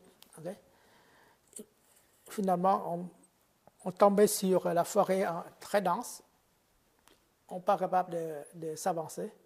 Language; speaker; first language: French; non-native, fluent; Khmer